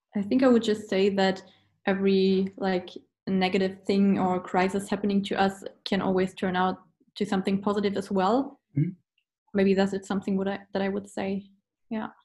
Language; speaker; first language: English; non-native, fluent; German